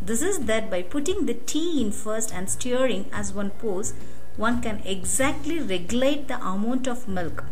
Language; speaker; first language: English; non-native, local second language; Tamil